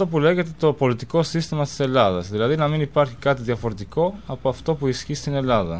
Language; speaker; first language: Greek; non-native, fluent; Albanian